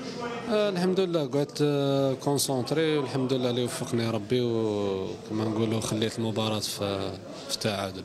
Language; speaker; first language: Arabic; native; Arabic